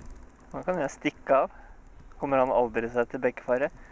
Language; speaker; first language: Norwegian; native; Norwegian